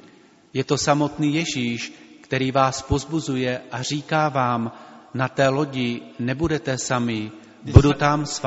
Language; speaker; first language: Czech; native; Czech